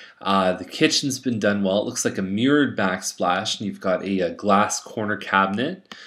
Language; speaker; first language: English; native; English